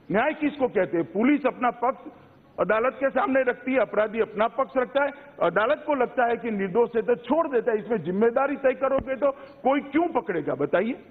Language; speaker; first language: Hindi; non-native, local second language; Gujarati